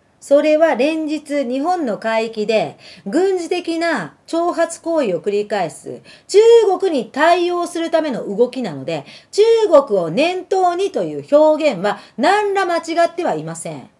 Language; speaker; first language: Japanese; early bilingual, other home language; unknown